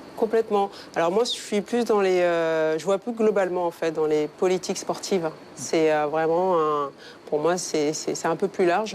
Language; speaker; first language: French; early bilingual, other home language; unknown